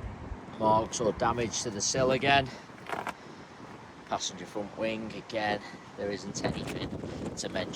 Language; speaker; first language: English; native; English